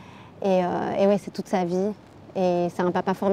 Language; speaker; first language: French; native; French